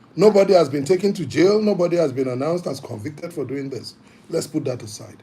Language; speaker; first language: English; non-native, local second language; Yoruba